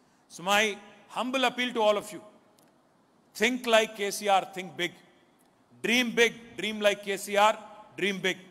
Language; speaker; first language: English; non-native, local second language; Telugu